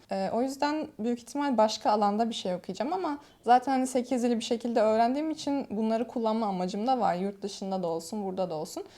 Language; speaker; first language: Turkish; native; Turkish